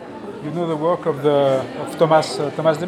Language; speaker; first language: English; non-native, learner; Indonesian